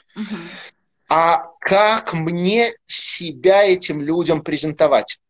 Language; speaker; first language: Russian; native; Russian